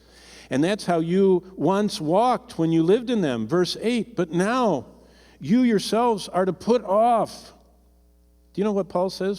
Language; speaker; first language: English; native; English